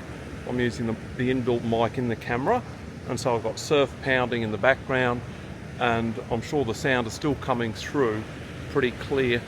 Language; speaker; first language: English; native; English